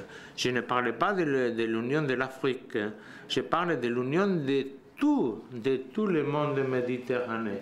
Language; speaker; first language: French; non-native, learner; Spanish